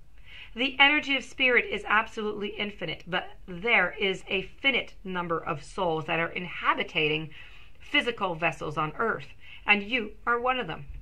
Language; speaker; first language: English; non-native, local second language; French